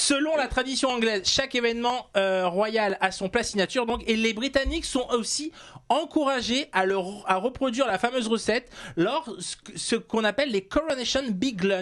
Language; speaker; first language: French; native; French